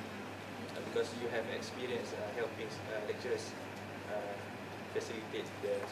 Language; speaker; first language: English; non-native, local second language; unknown